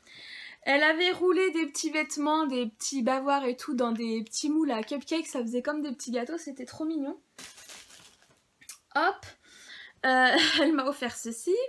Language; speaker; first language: French; native; French